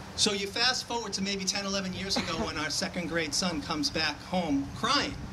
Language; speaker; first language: English; native; English